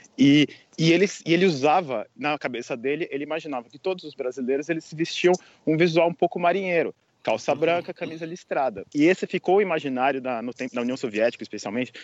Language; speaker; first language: Portuguese; native; Portuguese